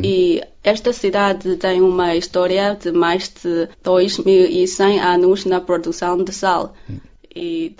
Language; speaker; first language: Portuguese; non-native, learner; Chinese